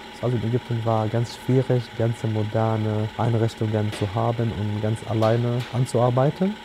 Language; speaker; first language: German; non-native, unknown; Arabic